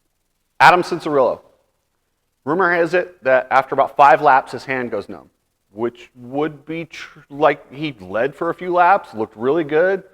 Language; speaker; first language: English; native; English